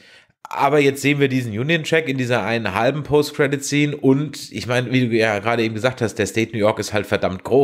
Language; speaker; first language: German; native; German